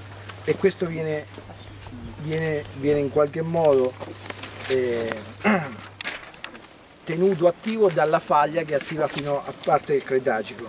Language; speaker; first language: Italian; native; Italian